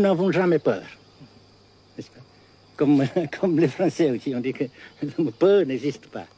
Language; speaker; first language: French; non-native, local second language; Vietnamese